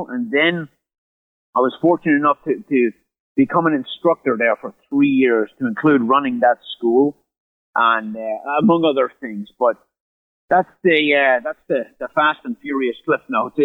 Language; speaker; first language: English; native; English